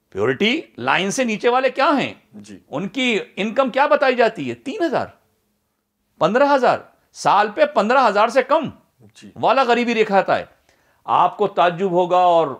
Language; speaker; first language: Urdu; native; Urdu